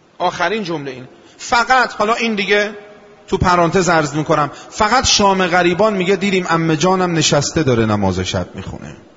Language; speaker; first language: Persian; non-native, local second language; Azerbaijani